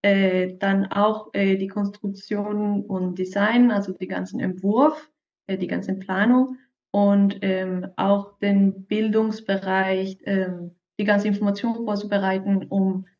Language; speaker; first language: German; non-native, fluent; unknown